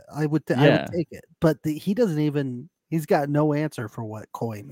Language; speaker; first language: English; native; English